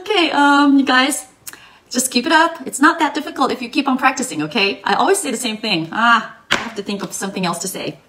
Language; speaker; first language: English; early bilingual, other home language; Japanese